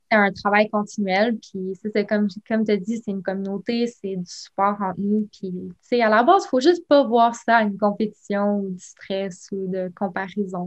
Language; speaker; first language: French; native; French